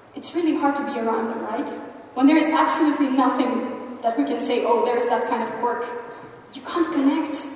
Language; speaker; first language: English; non-native, fluent; Russian